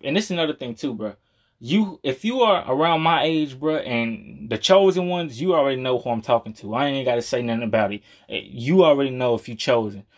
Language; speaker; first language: English; native; English